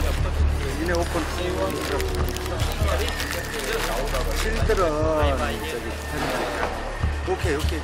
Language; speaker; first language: English; non-native, learner; Korean